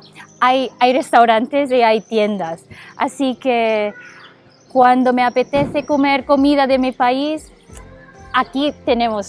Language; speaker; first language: Spanish; non-native, fluent; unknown